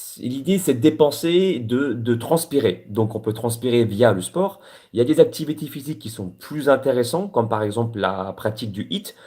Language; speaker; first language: French; native; French